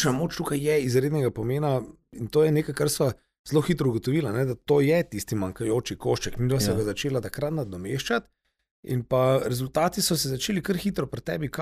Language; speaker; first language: Slovenian; native; Slovenian